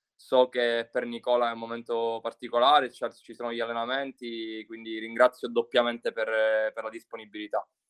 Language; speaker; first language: Italian; native; Italian